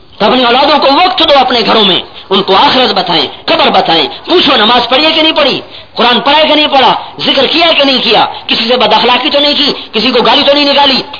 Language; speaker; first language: Urdu; non-native, local second language; Punjabi